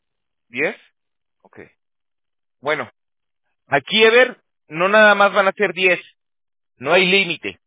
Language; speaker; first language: Spanish; native; Spanish